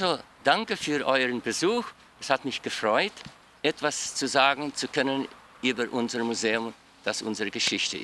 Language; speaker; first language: German; early bilingual, heritage; German